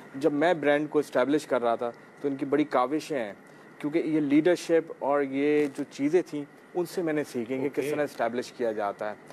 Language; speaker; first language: Urdu; non-native, local second language; Memoni